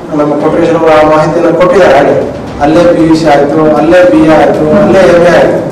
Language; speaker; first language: Kannada; non-native, local second language; Telugu